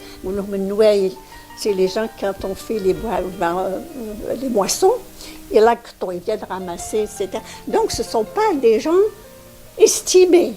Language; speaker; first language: French; non-native, local second language; Arabic